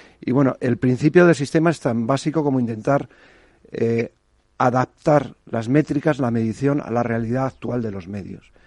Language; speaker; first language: Spanish; native; Spanish